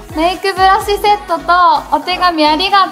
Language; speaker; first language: Japanese; native; Japanese